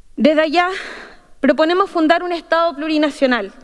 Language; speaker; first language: Spanish; native; Spanish